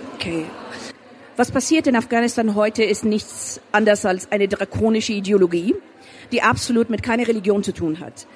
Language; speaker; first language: German; non-native, fluent; Persian